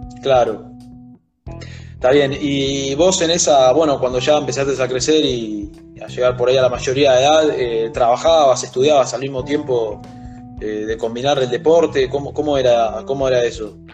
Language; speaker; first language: Spanish; native; Spanish